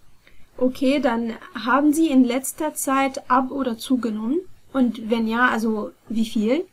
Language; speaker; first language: German; non-native, fluent; Arabic